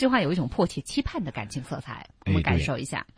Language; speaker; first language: Chinese; native; Chinese